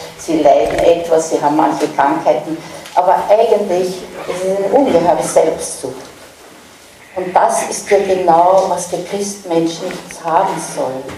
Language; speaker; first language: German; native; German